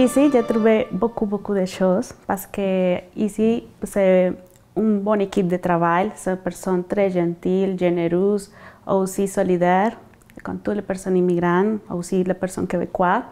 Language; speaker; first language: French; non-native, learner; Spanish